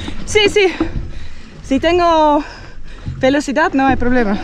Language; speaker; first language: Spanish; non-native, learner; Dutch